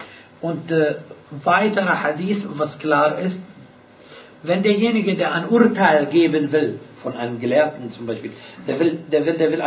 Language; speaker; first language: German; non-native, fluent; Arabic